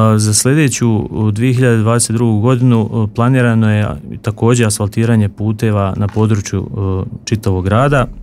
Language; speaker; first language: Croatian; native; Croatian